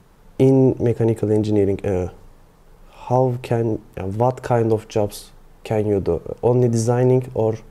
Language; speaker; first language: English; non-native, learner; Turkish